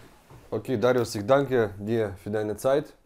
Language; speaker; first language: German; native; German